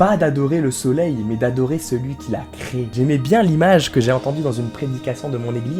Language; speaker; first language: French; native; French